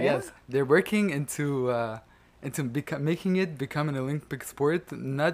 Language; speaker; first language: English; non-native, fluent; Arabic